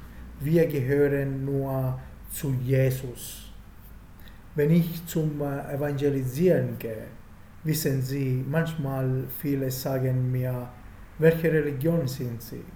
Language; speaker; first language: German; non-native, fluent; Italian